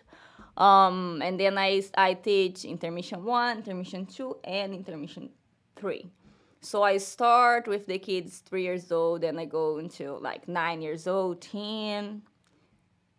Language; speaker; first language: English; non-native, learner; Portuguese